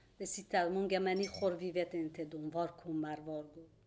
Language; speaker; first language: Swedish; non-native, learner; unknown